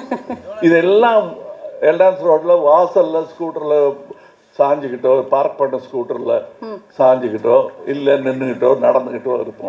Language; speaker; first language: Tamil; native; Tamil